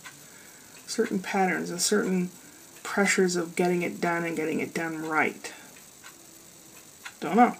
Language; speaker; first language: English; native; English